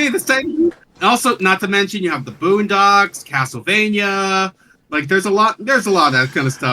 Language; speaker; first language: English; native; English